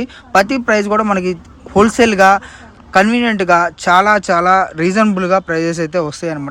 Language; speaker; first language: Telugu; native; Telugu